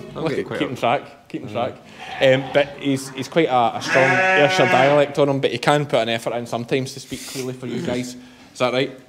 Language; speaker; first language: English; native; English